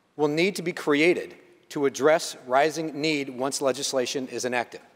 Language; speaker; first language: English; native; English